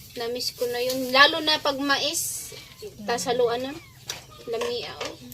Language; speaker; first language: Filipino; non-native, local second language; Hiligaynon